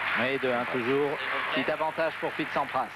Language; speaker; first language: French; native; French